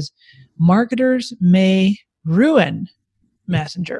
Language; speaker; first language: English; native; English